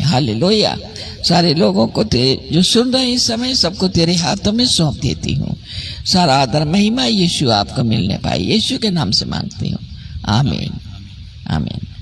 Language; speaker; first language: Hindi; native; Hindi